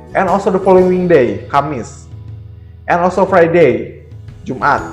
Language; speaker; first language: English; non-native, learner; Indonesian